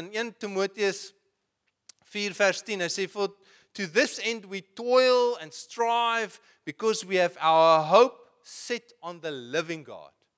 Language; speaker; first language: English; non-native, local second language; Afrikaans